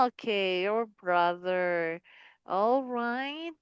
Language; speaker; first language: English; non-native, fluent; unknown